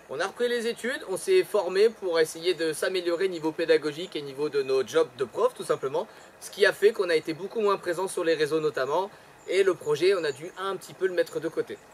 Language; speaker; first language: French; native; French